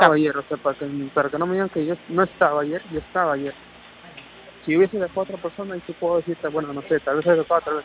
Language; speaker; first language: Spanish; native; Spanish